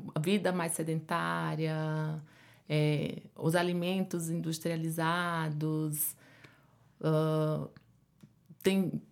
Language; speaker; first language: Portuguese; native; Portuguese